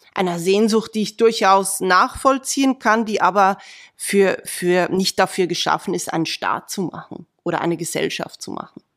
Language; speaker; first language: German; native; German